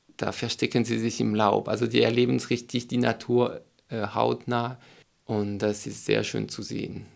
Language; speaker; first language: German; non-native, fluent; French